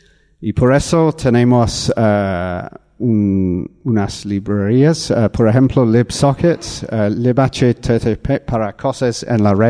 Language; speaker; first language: Spanish; non-native, fluent; English